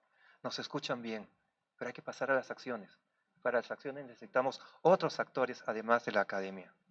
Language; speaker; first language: Spanish; native; Spanish